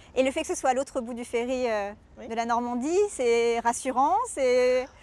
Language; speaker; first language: French; native; French